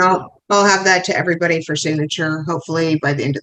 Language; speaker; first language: English; native; English